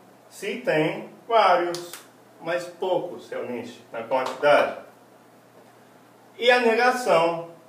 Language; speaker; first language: Portuguese; non-native, fluent; English